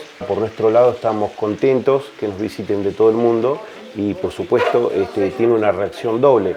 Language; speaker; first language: Spanish; native; Spanish